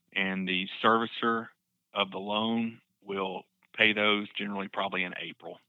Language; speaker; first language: English; native; English